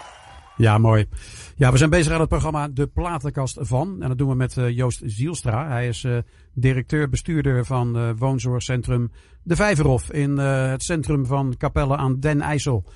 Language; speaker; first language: Dutch; native; Dutch